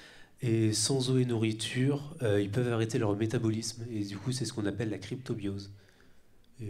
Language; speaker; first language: French; native; French